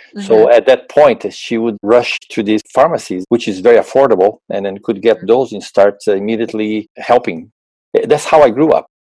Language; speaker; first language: English; non-native, fluent; Portuguese